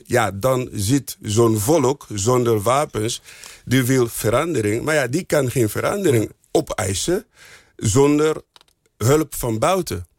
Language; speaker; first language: Dutch; non-native, fluent; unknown